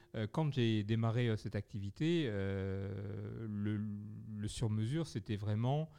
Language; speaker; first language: French; native; French